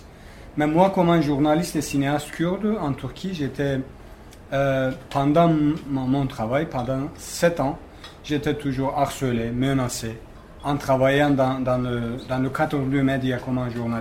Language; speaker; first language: French; non-native, fluent; Kurdish